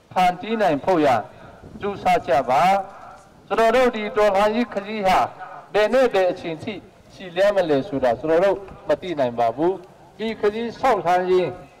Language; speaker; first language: Burmese; non-native, local second language; Hakha Chin